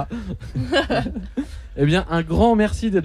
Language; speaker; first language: French; native; French